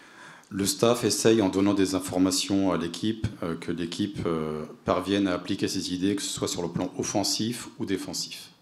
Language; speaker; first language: French; native; French